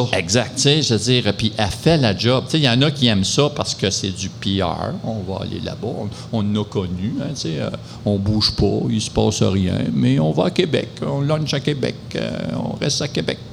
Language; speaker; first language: French; native; French